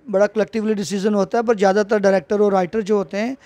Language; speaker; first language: Hindi; native; Hindi